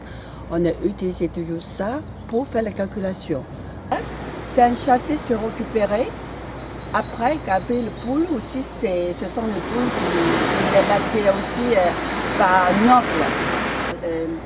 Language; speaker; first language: French; non-native, fluent; Chinese